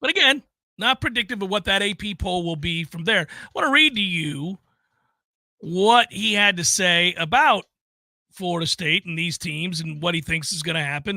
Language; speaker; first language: English; native; English